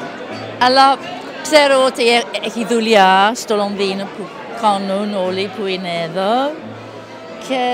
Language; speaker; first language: Greek; non-native, learner; English